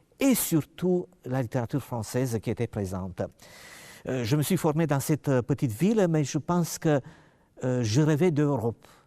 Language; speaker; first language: French; non-native, fluent; Romanian